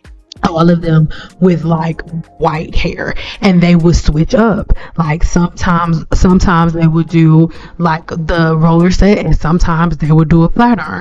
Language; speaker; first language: English; native; English